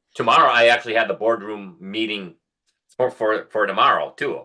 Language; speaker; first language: English; native; English